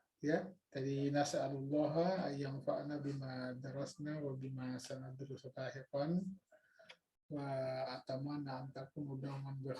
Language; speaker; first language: Arabic; non-native, fluent; Indonesian